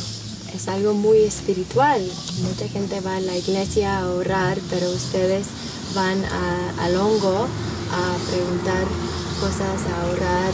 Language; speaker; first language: Spanish; early bilingual, heritage; Spanish